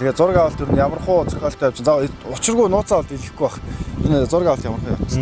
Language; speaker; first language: Mongolian; native; Mongolian